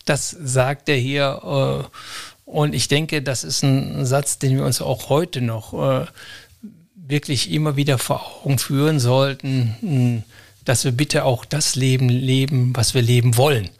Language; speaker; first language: German; native; German